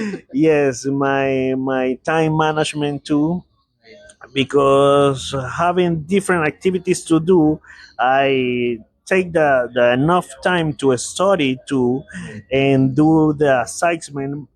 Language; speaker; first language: English; non-native, learner; Spanish